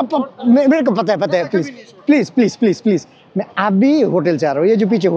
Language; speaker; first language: Hindi; non-native, learner; Bangla